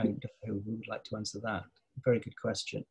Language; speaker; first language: English; native; English